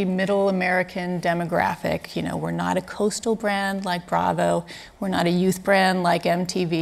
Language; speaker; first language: English; native; English